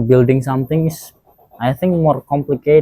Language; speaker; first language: English; non-native, learner; Indonesian